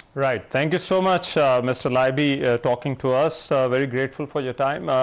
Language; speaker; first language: English; non-native, local second language; Urdu